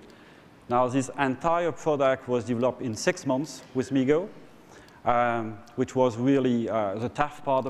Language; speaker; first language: English; non-native, fluent; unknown